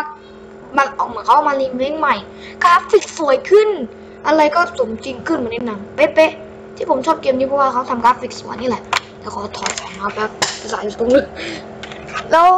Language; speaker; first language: Thai; native; Thai